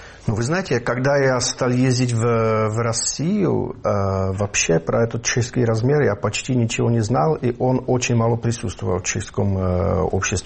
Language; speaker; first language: Russian; non-native, fluent; Czech